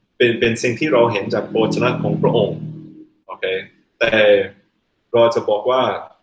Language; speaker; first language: Thai; non-native, fluent; English